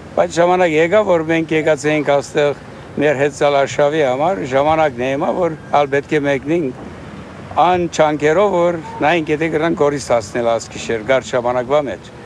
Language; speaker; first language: Armenian; early bilingual, heritage; Armenian